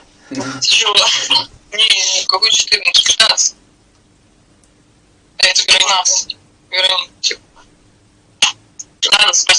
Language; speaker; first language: Russian; native; Russian